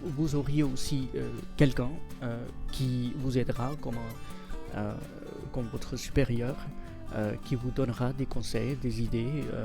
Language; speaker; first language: French; non-native, fluent; Marathi